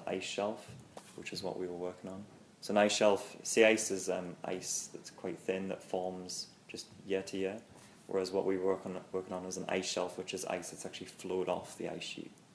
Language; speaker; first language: English; native; English